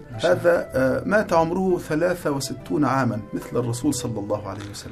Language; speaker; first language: Arabic; native; Arabic